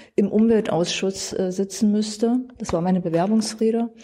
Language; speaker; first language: German; native; German